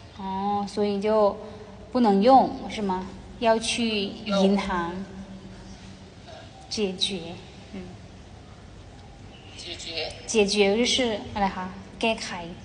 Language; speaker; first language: Chinese; non-native, fluent; Thai